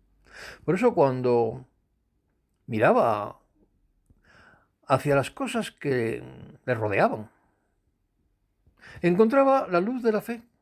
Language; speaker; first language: Spanish; native; Spanish